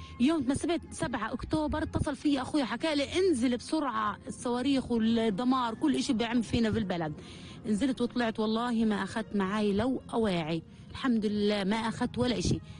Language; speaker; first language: Arabic; native; Arabic